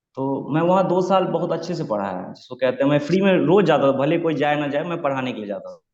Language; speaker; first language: Hindi; native; Hindi